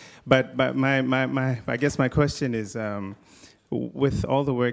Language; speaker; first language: English; non-native, local second language; Tswana